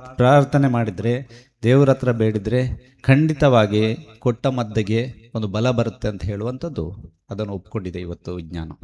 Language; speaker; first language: Kannada; native; Kannada